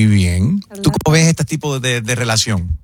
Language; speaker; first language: Spanish; native; Spanish